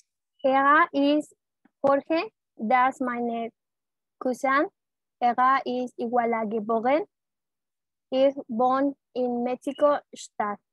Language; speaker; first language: German; non-native, learner; Spanish